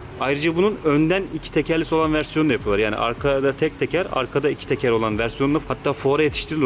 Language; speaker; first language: Turkish; native; Turkish